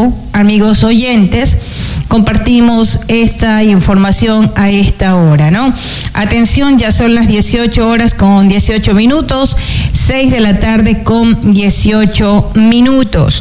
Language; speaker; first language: Spanish; native; Spanish